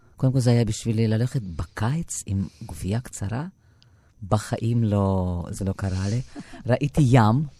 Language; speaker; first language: Hebrew; non-native, fluent; Russian